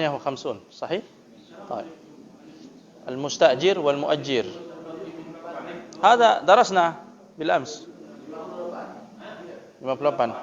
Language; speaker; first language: Arabic; non-native, fluent; Indonesian